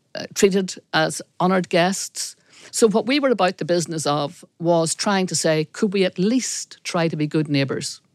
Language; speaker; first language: English; native; English